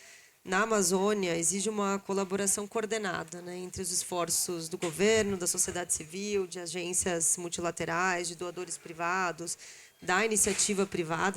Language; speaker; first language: Portuguese; native; Portuguese